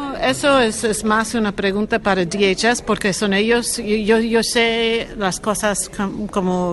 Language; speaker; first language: Spanish; non-native, learner; English